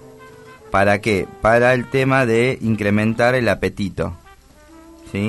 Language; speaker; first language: Spanish; native; Spanish